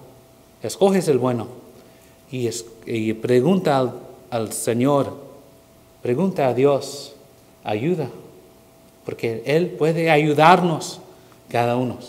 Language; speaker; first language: Spanish; non-native, fluent; English